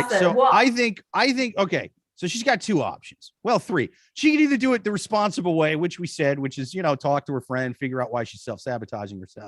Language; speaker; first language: English; native; English